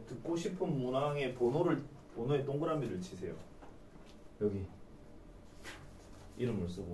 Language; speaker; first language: Korean; native; Korean